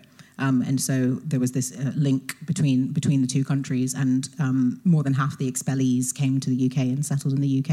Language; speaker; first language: English; native; English